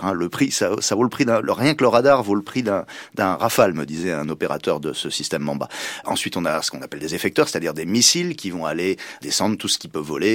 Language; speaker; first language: French; native; French